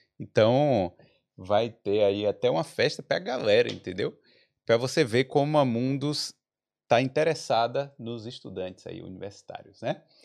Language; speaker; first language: Portuguese; native; Portuguese